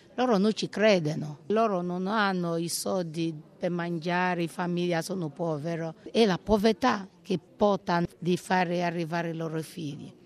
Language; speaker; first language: Italian; non-native, learner; English